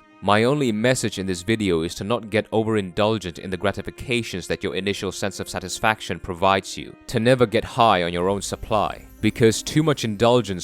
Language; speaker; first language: English; non-native, fluent; Korean